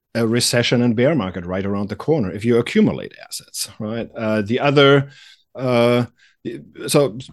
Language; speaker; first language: English; non-native, fluent; German